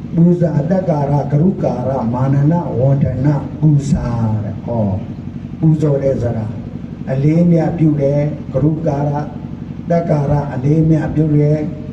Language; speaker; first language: Burmese; native; Burmese